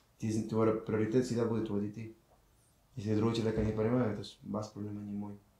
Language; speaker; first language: Russian; non-native, learner; Spanish